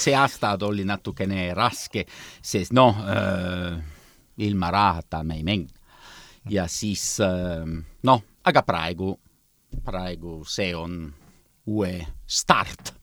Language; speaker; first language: Estonian; non-native, learner; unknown